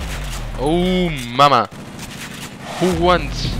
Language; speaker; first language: English; non-native, learner; Spanish